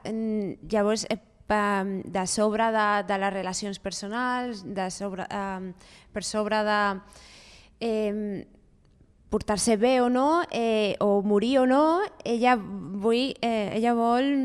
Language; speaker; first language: Catalan; non-native, fluent; Spanish